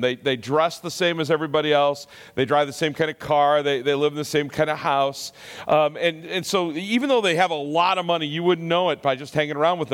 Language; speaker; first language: English; native; English